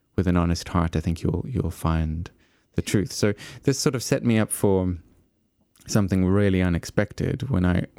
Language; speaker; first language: English; native; English